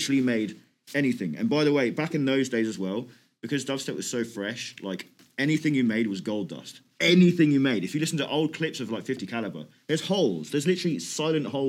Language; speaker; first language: English; native; English